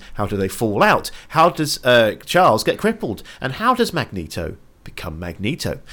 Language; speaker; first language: English; native; English